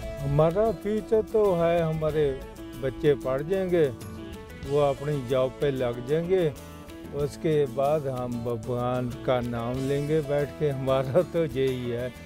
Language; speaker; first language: Hindi; non-native, local second language; Punjabi